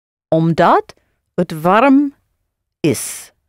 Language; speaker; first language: Dutch; non-native, learner; English